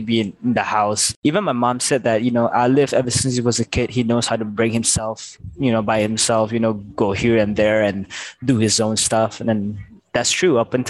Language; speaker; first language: English; non-native, local second language; Malay